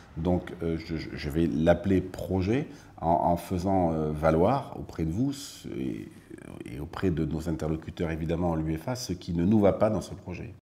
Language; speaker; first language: French; native; French